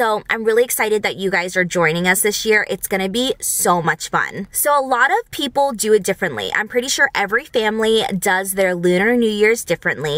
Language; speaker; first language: English; early bilingual, other home language; Vietnamese